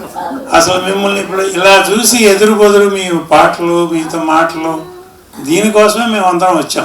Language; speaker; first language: Telugu; native; Telugu